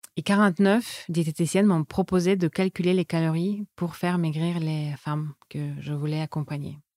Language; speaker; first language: French; non-native, fluent; Russian